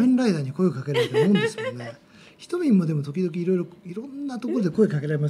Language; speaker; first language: Japanese; native; Japanese